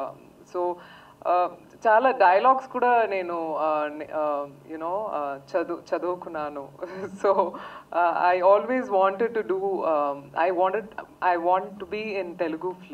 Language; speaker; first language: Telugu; non-native, learner; Tamil